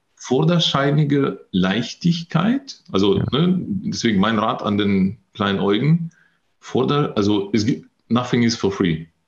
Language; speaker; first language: German; early bilingual, other home language; Russian